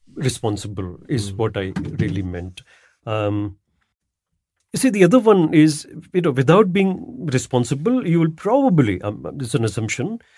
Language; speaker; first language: English; non-native, local second language; Gujarati